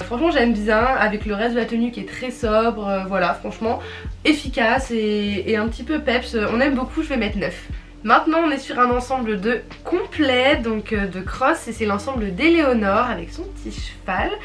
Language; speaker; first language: French; native; French